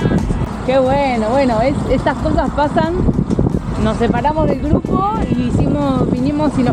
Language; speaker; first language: Spanish; native; Spanish